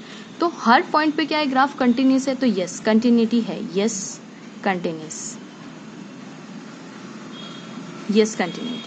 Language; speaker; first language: Hindi; native; Hindi